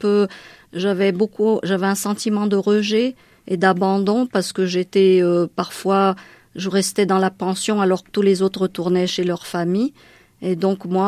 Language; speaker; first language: French; non-native, local second language; Malagasy